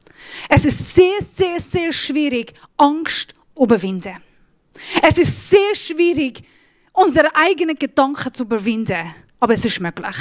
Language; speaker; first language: German; non-native, fluent; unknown